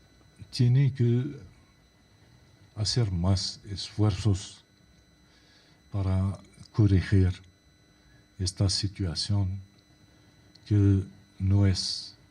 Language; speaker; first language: Spanish; non-native, fluent; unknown